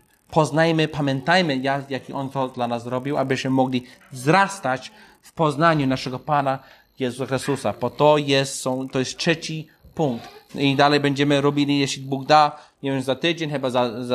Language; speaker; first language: Polish; non-native, fluent; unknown